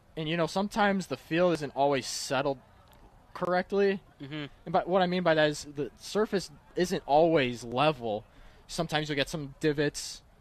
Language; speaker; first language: English; native; English